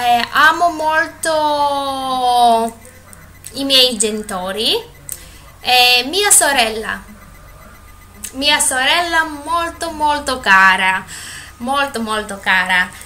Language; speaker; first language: Italian; non-native, learner; Greek